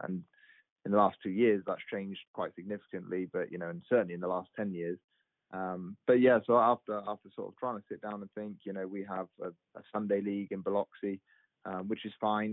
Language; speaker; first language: English; native; English